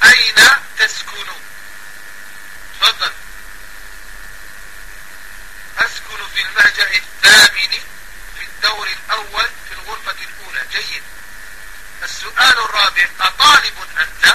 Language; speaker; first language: Arabic; non-native, fluent; French